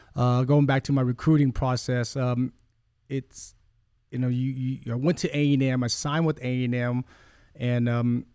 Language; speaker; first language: English; early bilingual, other home language; Vietnamese